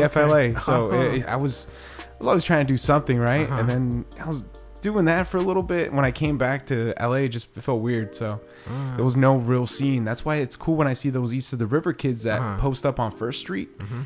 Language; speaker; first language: English; early bilingual, other home language; Spanish